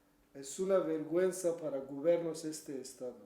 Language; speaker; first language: Spanish; non-native, learner; Kurdish